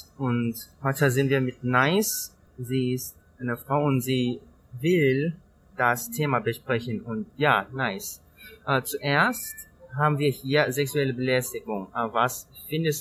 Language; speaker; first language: German; non-native, learner; Thai